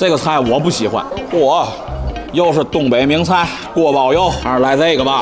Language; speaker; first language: Chinese; native; Chinese